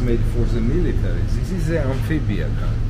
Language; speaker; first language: English; non-native, learner; Georgian